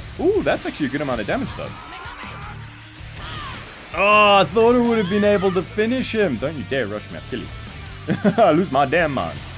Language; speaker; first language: English; native; English